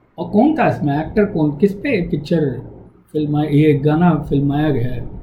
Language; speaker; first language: Hindi; non-native, local second language; Tamil